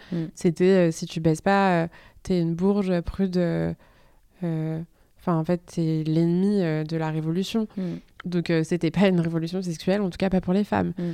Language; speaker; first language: French; native; French